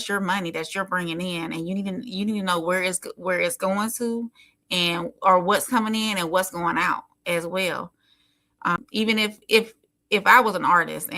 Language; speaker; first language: English; native; English